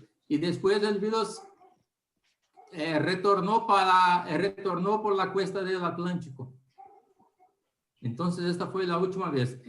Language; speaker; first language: Spanish; non-native, learner; Portuguese